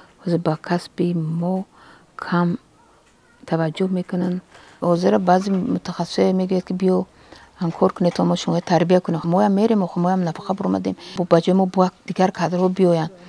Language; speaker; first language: Tajik; native; Tajik